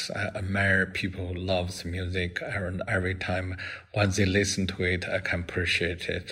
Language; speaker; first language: English; non-native, fluent; Chinese